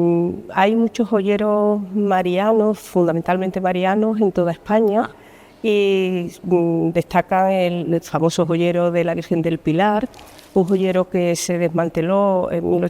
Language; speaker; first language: Spanish; native; Spanish